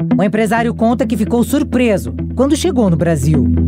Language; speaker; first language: Portuguese; native; Portuguese